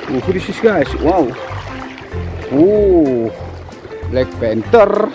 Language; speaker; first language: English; non-native, learner; Indonesian